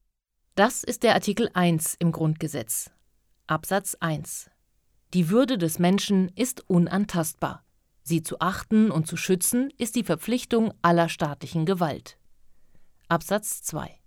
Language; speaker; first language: German; native; German